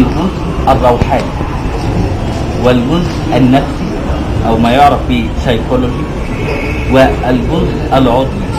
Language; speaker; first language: Arabic; native; Arabic